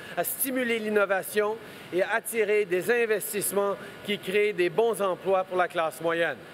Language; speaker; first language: French; early bilingual, heritage; French